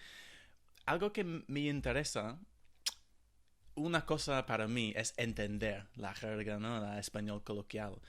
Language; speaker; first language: Spanish; non-native, fluent; English